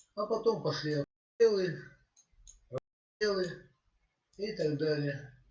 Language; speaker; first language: Russian; native; Russian